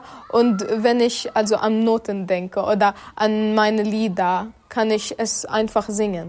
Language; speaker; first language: German; non-native, fluent; Arabic